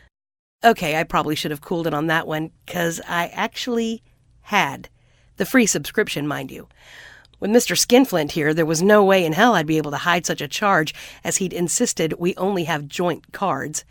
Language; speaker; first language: English; native; English